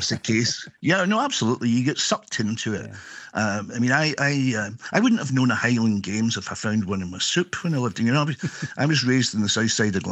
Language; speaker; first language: English; native; English